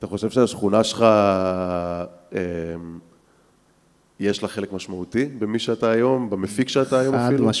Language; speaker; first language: Hebrew; native; Hebrew